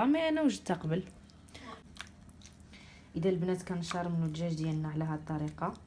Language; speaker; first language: Arabic; native; Arabic